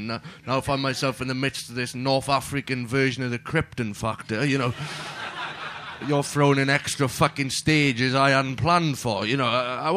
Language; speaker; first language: English; native; English